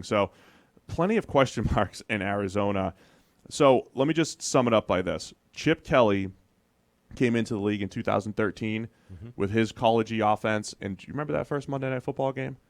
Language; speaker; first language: English; native; English